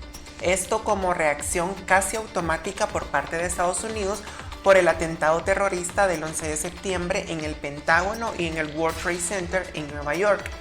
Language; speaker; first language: Spanish; native; Spanish